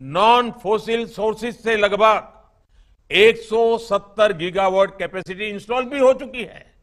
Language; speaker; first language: Hindi; non-native, local second language; Gujarati